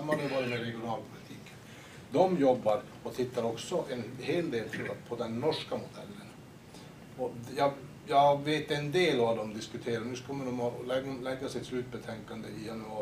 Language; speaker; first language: Swedish; native; Swedish